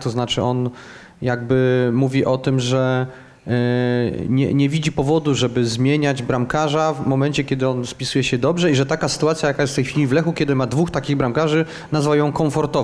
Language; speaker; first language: Polish; native; Polish